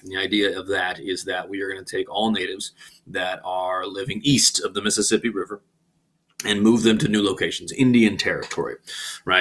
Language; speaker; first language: English; native; English